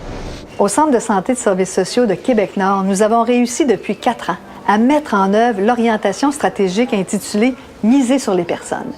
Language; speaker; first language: French; native; French